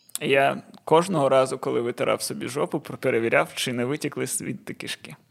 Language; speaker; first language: Ukrainian; non-native, local second language; Russian